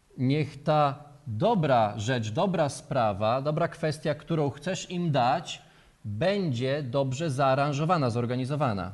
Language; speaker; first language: Polish; native; Polish